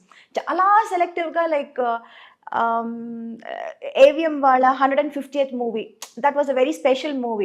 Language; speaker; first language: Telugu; non-native, local second language; Tamil